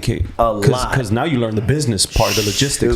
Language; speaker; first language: English; native; English